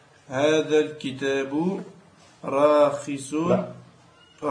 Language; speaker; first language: Arabic; non-native, learner; French